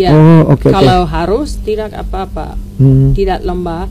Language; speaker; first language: Indonesian; non-native, learner; English